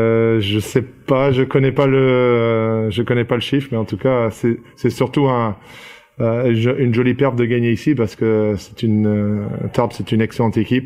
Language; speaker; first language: French; native; French